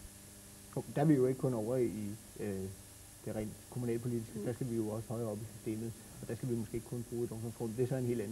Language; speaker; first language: Danish; native; Danish